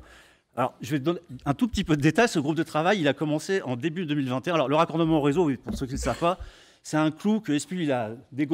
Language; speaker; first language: French; native; French